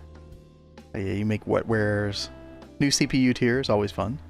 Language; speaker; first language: English; native; English